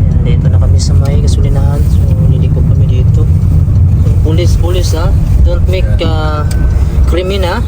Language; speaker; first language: Filipino; native; Filipino